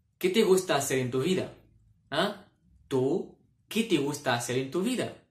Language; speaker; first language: Spanish; non-native, fluent; Arabic